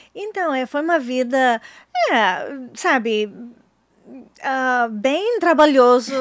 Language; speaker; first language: Portuguese; non-native, learner; English